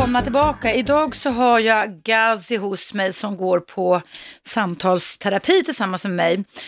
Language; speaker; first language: Swedish; native; Swedish